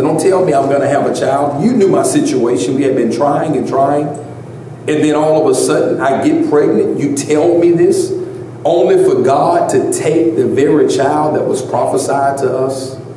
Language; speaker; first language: English; native; English